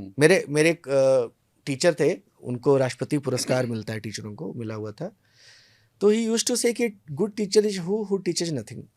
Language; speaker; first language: Hindi; native; Hindi